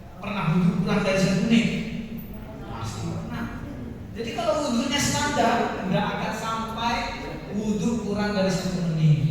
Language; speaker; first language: Indonesian; non-native, local second language; Madurese